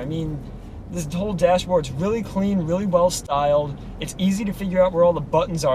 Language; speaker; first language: English; native; English